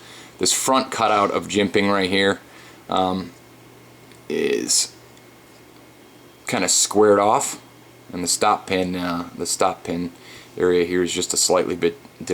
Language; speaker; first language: English; native; English